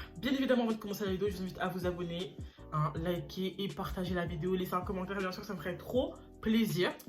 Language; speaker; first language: French; early bilingual, other home language; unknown